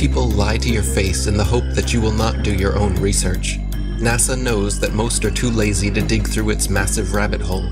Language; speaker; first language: English; native; English